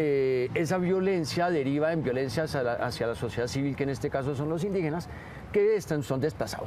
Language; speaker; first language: Spanish; native; Spanish